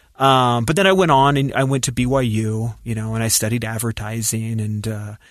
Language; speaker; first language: English; native; English